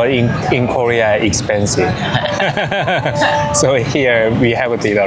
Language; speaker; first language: English; non-native, learner; Korean